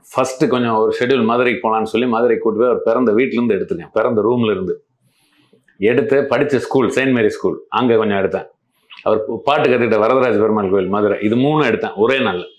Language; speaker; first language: Tamil; non-native, local second language; Malayalam